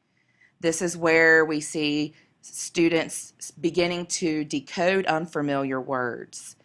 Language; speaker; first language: English; native; English